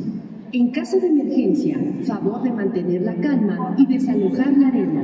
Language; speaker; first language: Spanish; native; Spanish